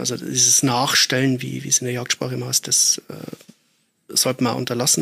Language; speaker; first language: German; native; German